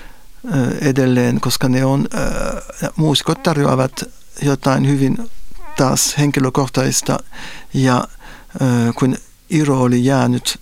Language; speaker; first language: Finnish; non-native, fluent; Spanish